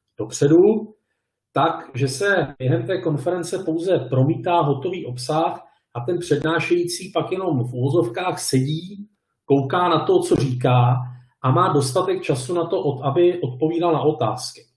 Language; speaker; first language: Czech; native; Czech